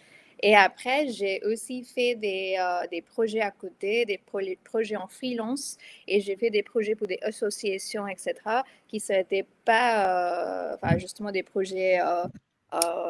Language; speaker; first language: French; non-native, fluent; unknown